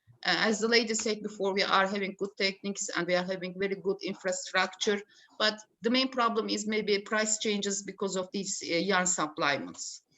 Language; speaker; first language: English; non-native, fluent; Turkish